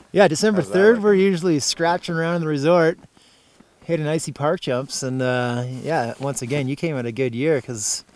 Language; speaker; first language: English; non-native, fluent; Norwegian